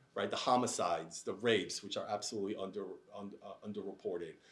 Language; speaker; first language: English; native; English